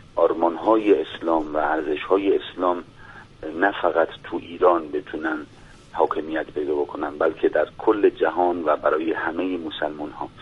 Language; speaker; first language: Persian; non-native, fluent; Spanish